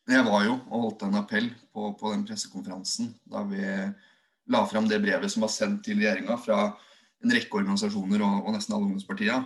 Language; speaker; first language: Norwegian; native; Norwegian